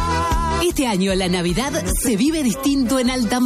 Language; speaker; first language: Spanish; native; Spanish